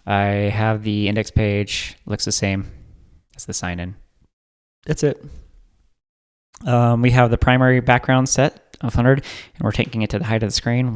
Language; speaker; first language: English; native; English